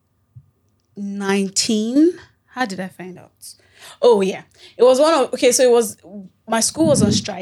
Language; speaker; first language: English; non-native, local second language; Yoruba